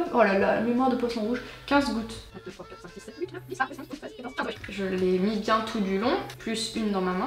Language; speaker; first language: French; native; French